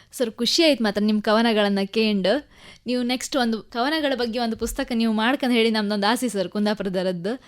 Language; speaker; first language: Kannada; native; Kannada